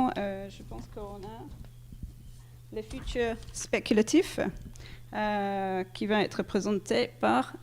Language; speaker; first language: French; non-native, fluent; English